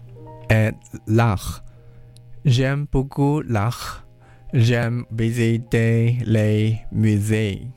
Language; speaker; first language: French; non-native, learner; English